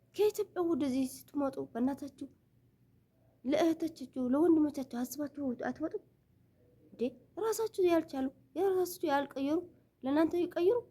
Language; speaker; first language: Amharic; non-native, local second language; Tigrinya